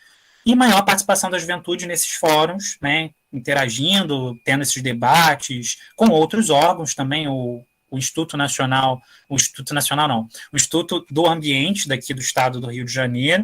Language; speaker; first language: Portuguese; native; Portuguese